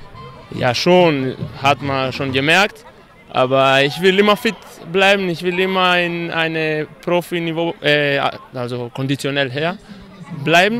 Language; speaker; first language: German; non-native, fluent; Greek